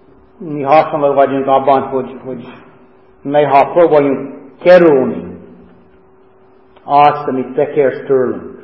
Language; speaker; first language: Hungarian; non-native, fluent; English